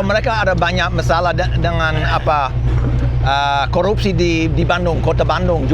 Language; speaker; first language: Indonesian; non-native, fluent; English